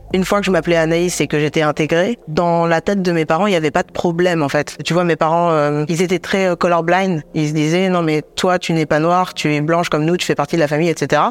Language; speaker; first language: French; native; French